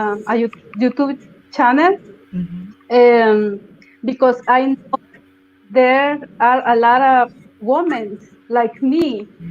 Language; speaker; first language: English; non-native, learner; Spanish